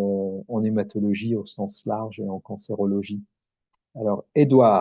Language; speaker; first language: French; native; French